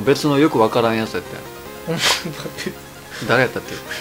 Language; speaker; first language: Japanese; native; Japanese